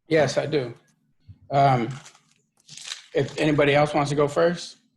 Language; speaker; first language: English; native; English